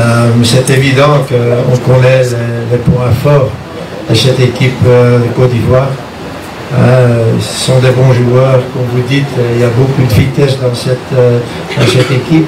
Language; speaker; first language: French; non-native, fluent; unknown